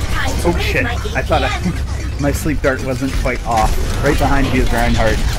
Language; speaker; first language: English; native; English